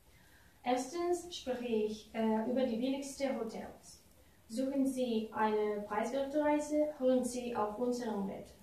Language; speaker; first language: German; non-native, learner; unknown